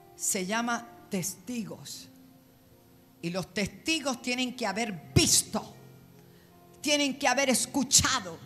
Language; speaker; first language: Spanish; native; Spanish